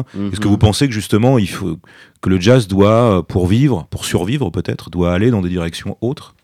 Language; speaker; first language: French; native; French